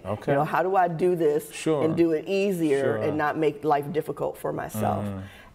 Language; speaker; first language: English; native; English